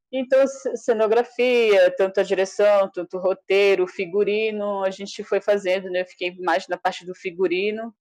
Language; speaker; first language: Portuguese; non-native, local second language; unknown